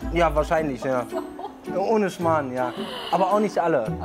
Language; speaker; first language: German; native; German